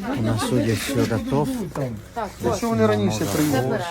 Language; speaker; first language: Russian; non-native, fluent; Spanish